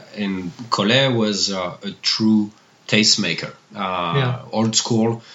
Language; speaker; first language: English; non-native, fluent; French